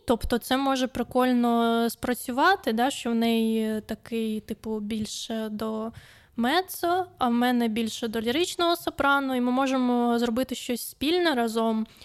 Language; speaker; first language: Ukrainian; non-native, local second language; Russian